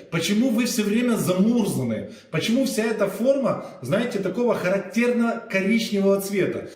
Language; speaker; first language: Russian; native; Russian